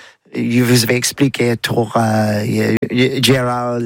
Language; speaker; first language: French; non-native, learner; English